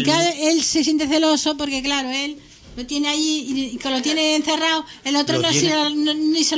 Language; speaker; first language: Spanish; native; Spanish